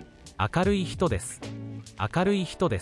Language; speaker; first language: Japanese; non-native, learner; English